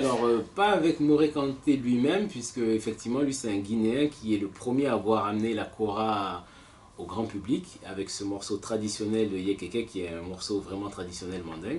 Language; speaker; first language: French; native; French